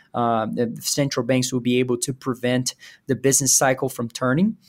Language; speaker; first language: English; non-native, fluent; Portuguese